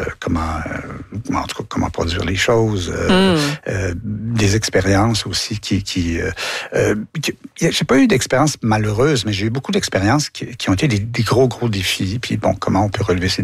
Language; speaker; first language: French; native; French